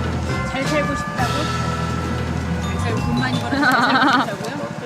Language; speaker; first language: Korean; native; Korean